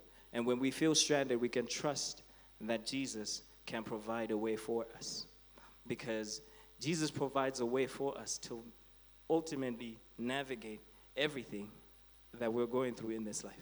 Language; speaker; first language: English; non-native, local second language; Nyanja